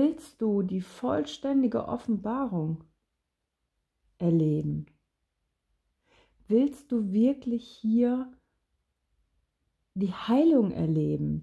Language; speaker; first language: German; native; German